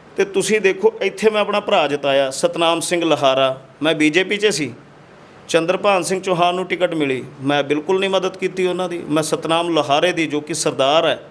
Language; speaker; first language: Punjabi; non-native, local second language; Hindi